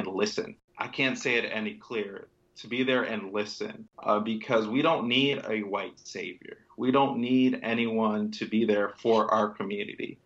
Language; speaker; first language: English; native; English